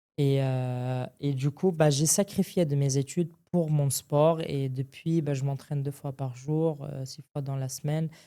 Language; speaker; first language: French; non-native, fluent; Arabic